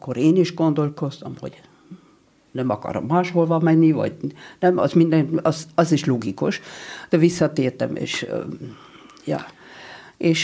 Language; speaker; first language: Hungarian; non-native, fluent; German